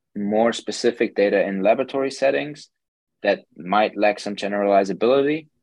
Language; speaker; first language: English; non-native, fluent; German